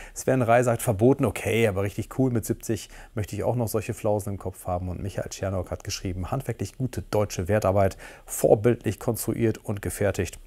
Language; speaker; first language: German; native; German